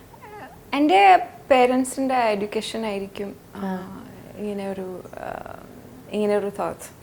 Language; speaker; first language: Malayalam; non-native, fluent; French